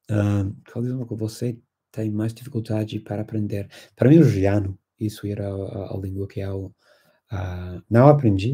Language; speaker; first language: Portuguese; non-native, fluent; English